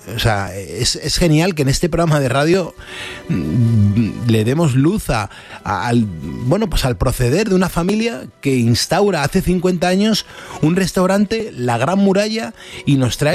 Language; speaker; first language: Spanish; native; Spanish